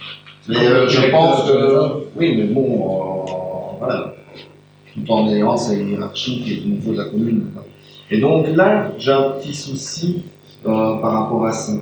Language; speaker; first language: French; native; French